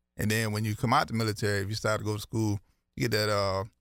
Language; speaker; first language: English; native; English